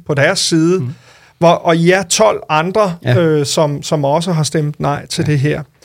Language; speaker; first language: Danish; native; Danish